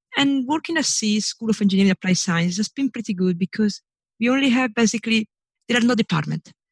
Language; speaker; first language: English; non-native, fluent; Italian